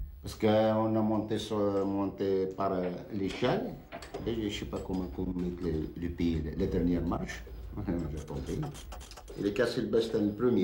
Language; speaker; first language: French; non-native, learner; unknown